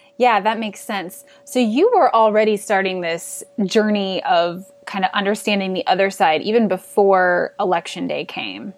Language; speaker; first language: English; native; English